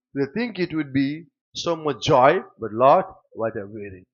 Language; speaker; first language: English; non-native, local second language; Telugu